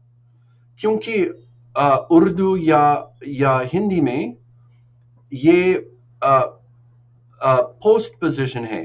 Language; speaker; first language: Hindi; non-native, learner; English